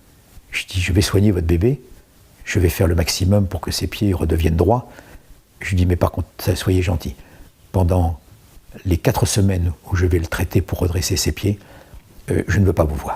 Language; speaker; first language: French; native; French